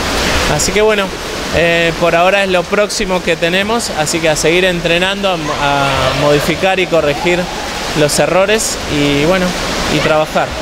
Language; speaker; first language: Spanish; native; Spanish